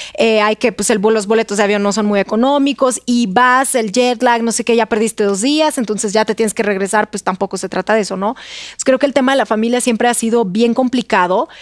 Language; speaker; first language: Spanish; non-native, fluent; Russian